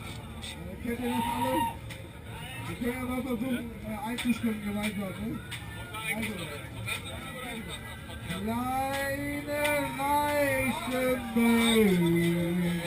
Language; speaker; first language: German; native; German